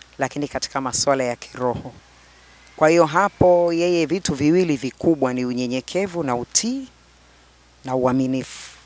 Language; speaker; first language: Swahili; native; Swahili